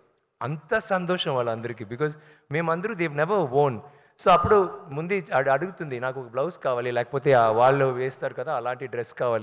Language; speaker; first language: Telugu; non-native, learner; Tamil